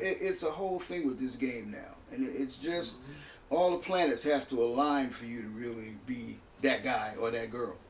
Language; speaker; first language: English; native; English